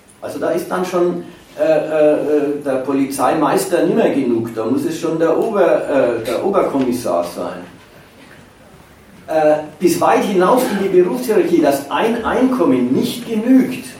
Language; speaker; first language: German; native; German